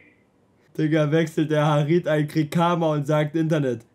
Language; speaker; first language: German; native; German